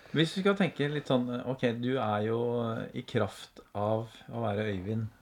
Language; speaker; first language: Norwegian; native; Norwegian